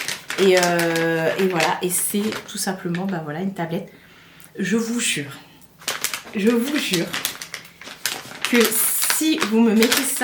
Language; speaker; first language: French; native; French